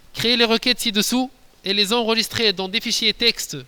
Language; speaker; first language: French; non-native, local second language; Arabic